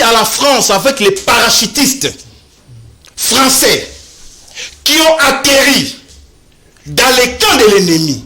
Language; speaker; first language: French; non-native, local second language; Lingala